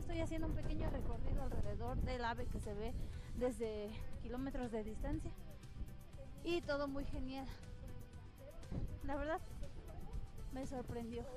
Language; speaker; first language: Spanish; native; Spanish